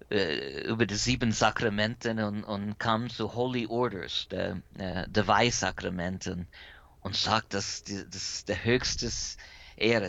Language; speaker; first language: German; early bilingual, heritage; English